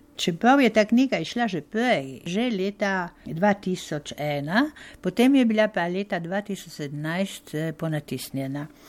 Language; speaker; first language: Slovenian; native; Slovenian